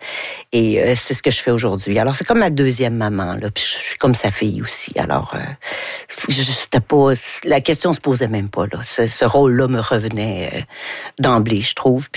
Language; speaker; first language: French; native; French